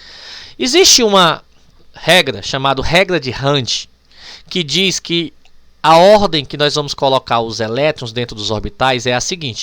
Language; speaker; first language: Portuguese; native; Portuguese